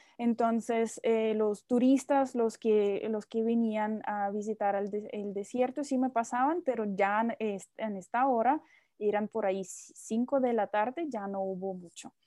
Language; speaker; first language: Spanish; non-native, fluent; Russian